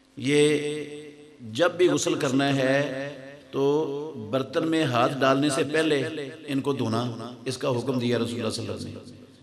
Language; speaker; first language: Urdu; non-native, local second language; Punjabi